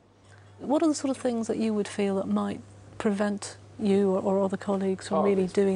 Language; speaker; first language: English; native; English